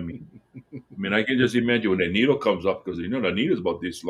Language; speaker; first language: English; native; English